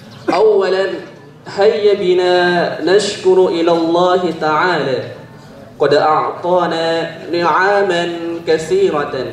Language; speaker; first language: Arabic; non-native, learner; Indonesian